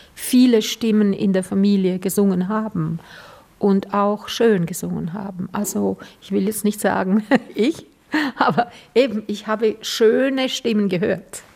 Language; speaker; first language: German; native; German